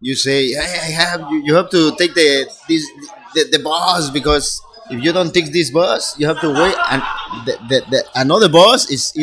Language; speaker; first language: English; non-native, fluent; Spanish